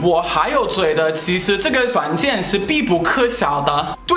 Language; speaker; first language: Chinese; non-native, fluent; English